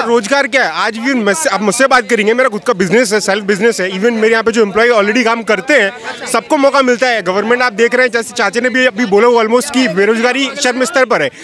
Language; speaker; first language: Hindi; native; Hindi